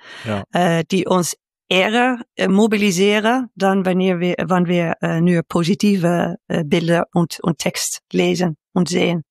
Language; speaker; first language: German; non-native, fluent; Dutch